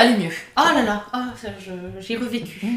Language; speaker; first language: French; native; French